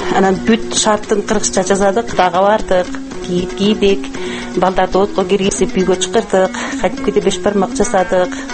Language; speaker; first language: Kyrgyz; non-native, local second language; Russian